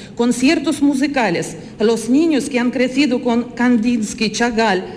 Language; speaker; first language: Spanish; non-native, fluent; Russian